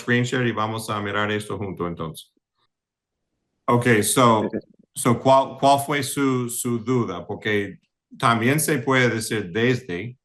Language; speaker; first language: Spanish; non-native, fluent; English